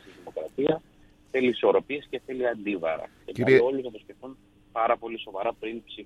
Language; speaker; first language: Greek; native; Greek